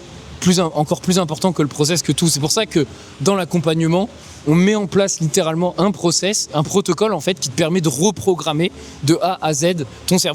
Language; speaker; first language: French; native; French